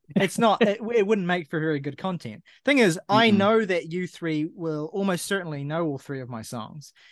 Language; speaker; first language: English; native; English